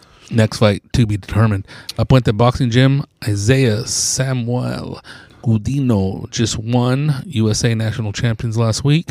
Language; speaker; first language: English; early bilingual, other home language; Spanish